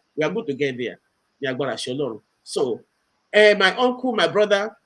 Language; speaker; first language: English; non-native, local second language; Yoruba